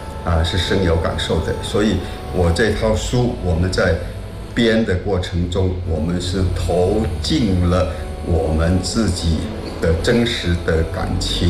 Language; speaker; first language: Chinese; non-native, local second language; Min Nan Chinese